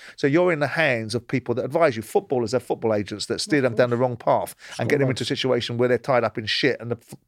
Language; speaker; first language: English; native; English